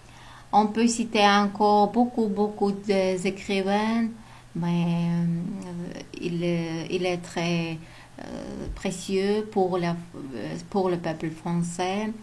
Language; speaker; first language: French; non-native, learner; Uzbek